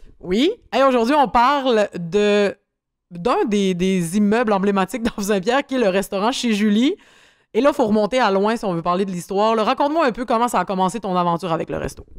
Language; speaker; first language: French; native; French